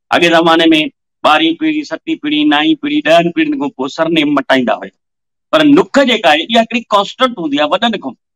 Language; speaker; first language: Sindhi; early bilingual, heritage; Sindhi